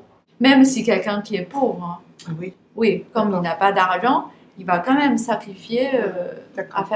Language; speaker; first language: French; non-native, fluent; Chinese